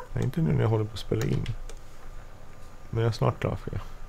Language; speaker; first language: Swedish; native; Swedish